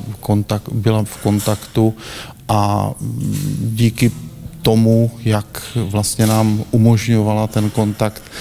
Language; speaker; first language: Czech; native; Czech